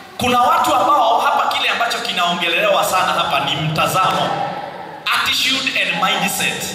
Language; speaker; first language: Swahili; non-native, local second language; Kikuyu